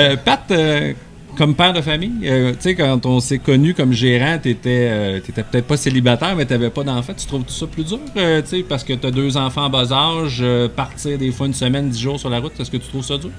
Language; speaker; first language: French; native; French